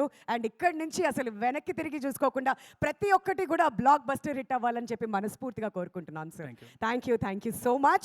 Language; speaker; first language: Telugu; native; Telugu